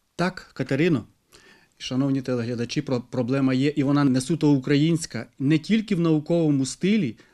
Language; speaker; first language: Ukrainian; native; Ukrainian